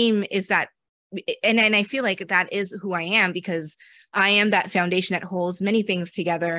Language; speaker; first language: English; native; English